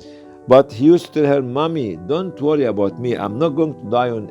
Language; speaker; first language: English; non-native, fluent; Arabic